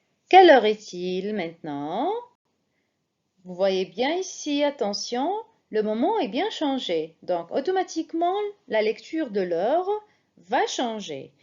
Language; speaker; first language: French; non-native, fluent; Arabic